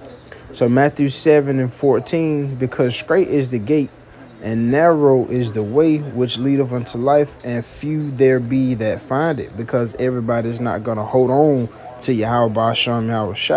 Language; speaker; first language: English; native; English